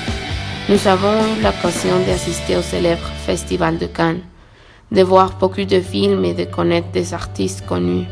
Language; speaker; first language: French; non-native, learner; Spanish